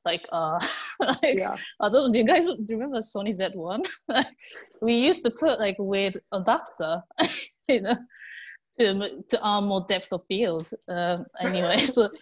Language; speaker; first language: English; non-native, fluent; Japanese